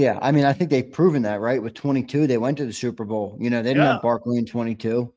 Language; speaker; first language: English; native; English